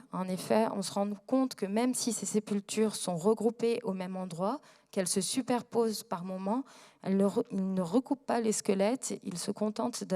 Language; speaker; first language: French; native; French